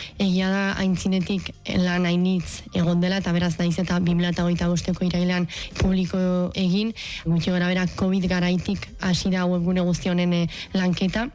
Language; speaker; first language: Basque; native; Basque